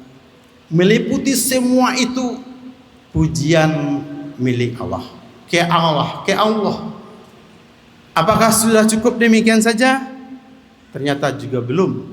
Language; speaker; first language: Indonesian; native; Indonesian